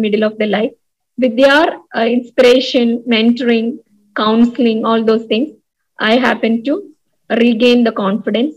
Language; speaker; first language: English; non-native, local second language; Malayalam